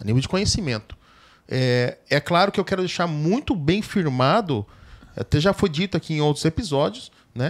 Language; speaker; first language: Portuguese; native; Portuguese